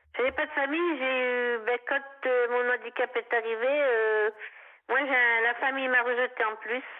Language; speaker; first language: French; native; French